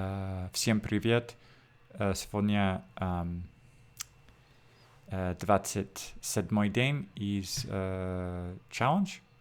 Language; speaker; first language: Russian; non-native, learner; English